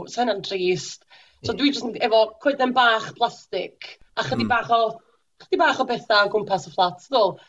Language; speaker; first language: Welsh; native; Welsh